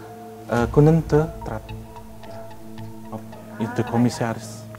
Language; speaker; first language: Dutch; non-native, learner; Indonesian